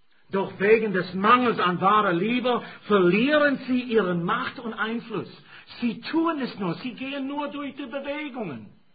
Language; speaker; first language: German; non-native, fluent; English